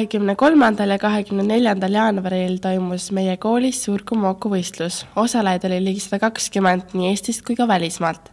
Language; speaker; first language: Estonian; native; Estonian